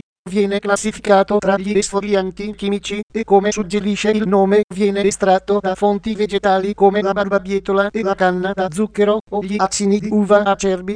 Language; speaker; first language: Italian; native; Italian